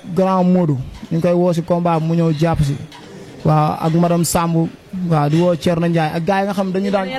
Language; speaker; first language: Wolof; non-native, local second language; Serer